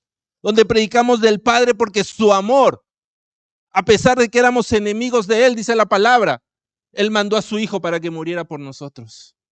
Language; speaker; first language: Spanish; native; Spanish